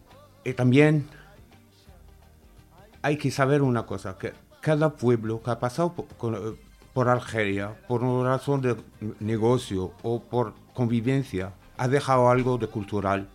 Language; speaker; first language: Spanish; non-native, fluent; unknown